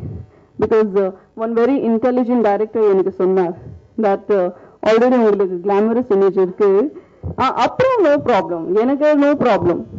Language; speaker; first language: Tamil; non-native, learner; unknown